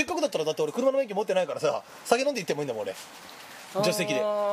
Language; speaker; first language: Japanese; native; Japanese